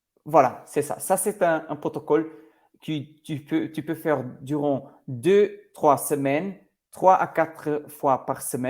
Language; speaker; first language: French; non-native, learner; Portuguese